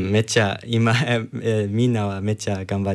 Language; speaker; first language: Japanese; non-native, learner; English